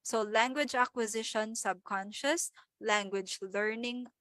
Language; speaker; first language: English; non-native, local second language; Filipino